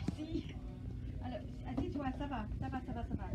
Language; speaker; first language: French; non-native, learner; English